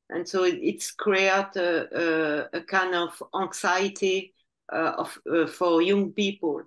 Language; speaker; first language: English; non-native, learner; French